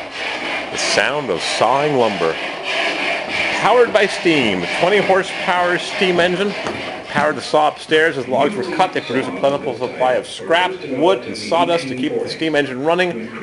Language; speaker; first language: English; native; English